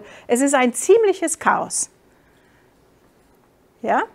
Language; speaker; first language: German; non-native, fluent; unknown